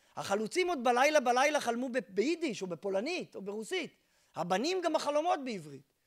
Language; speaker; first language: Hebrew; native; Hebrew